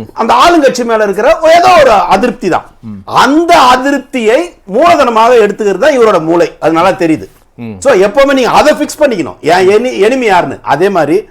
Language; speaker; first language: Tamil; native; Tamil